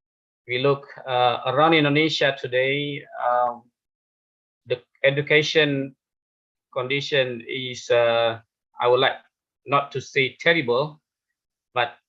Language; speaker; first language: English; non-native, fluent; Indonesian